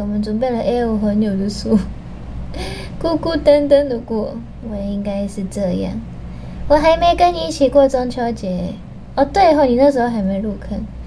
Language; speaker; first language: Chinese; non-native, fluent; Japanese